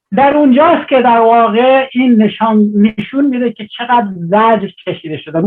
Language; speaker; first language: Persian; non-native, local second language; Baluchi